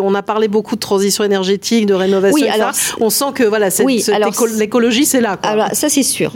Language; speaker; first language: French; native; French